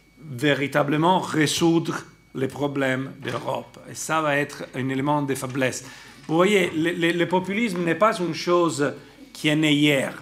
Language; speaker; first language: French; non-native, fluent; Italian